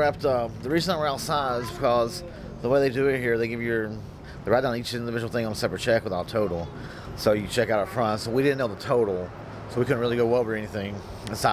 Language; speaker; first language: English; native; English